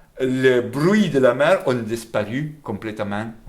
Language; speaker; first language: French; non-native, fluent; Italian